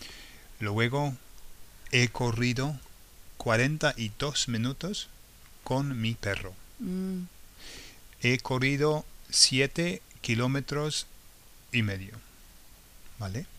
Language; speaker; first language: Spanish; non-native, fluent; English